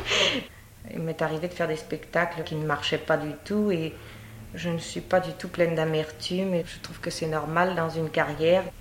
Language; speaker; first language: French; native; French